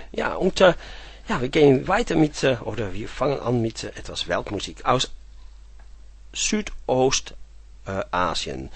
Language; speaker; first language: German; non-native, fluent; Dutch